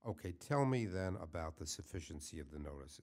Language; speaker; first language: English; native; English